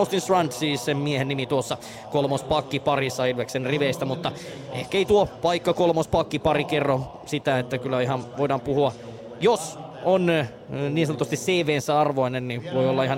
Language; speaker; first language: Finnish; native; Finnish